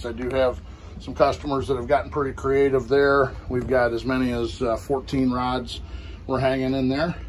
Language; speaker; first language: English; native; English